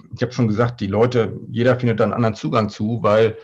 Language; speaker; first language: German; native; German